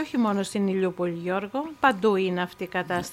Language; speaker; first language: Greek; native; Greek